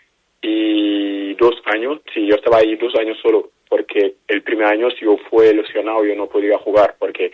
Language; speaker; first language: Spanish; non-native, learner; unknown